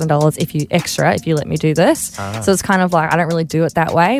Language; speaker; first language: English; native; English